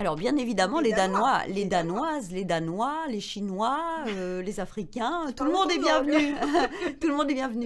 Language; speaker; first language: French; native; French